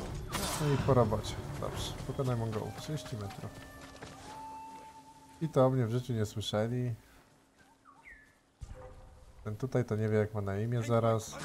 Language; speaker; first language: Polish; native; Polish